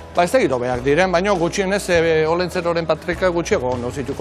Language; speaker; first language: Basque; native; Basque